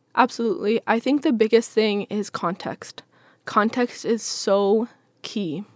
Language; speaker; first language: English; native; English